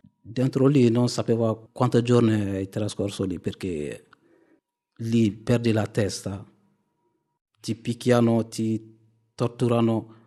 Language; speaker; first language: Italian; non-native, fluent; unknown